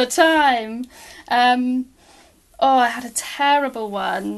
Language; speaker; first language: English; native; English